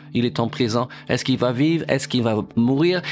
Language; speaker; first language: French; non-native, fluent; English